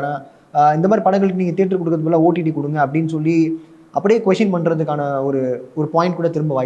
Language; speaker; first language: Tamil; native; Tamil